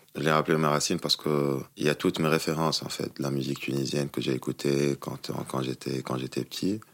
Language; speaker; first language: French; non-native, local second language; Arabic